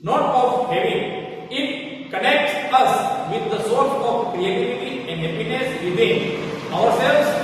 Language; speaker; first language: English; non-native, local second language; Gujarati